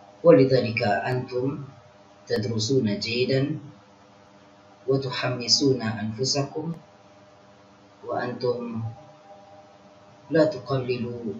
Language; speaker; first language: Arabic; non-native, fluent; Indonesian